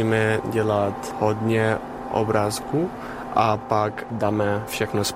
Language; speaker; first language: Czech; non-native, learner; Spanish